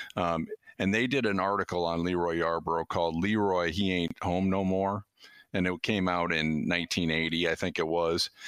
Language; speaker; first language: English; native; English